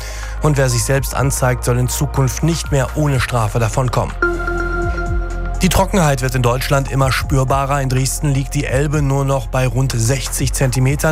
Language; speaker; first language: German; native; German